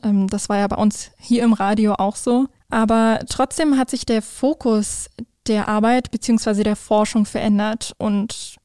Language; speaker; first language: German; native; German